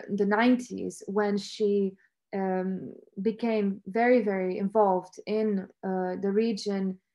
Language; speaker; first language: English; non-native, fluent; Romanian